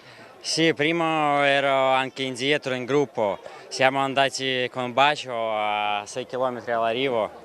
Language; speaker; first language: Italian; non-native, fluent; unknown